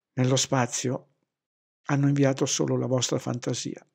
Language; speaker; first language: Italian; native; Italian